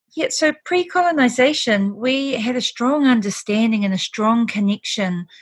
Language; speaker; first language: English; native; English